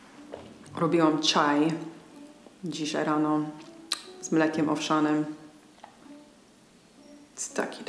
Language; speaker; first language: Polish; early bilingual, heritage; English